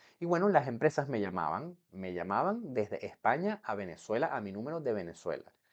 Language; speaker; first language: Spanish; native; Spanish